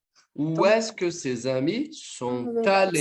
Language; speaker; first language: French; non-native, fluent; Portuguese